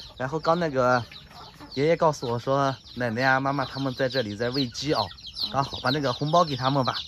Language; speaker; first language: Chinese; native; Chinese